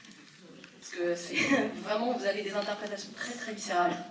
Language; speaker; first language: French; native; French